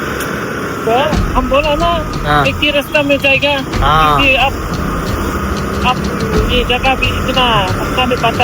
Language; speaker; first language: Hindi; non-native, local second language; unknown